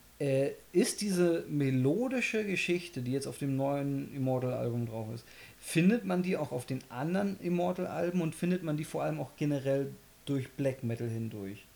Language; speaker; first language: German; early bilingual, other home language; Polish